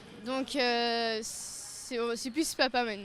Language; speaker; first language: French; native; French